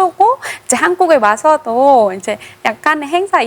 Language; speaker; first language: Korean; non-native, fluent; Khmer